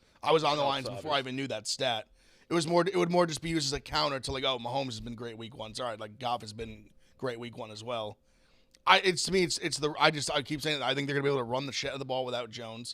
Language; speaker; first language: English; native; English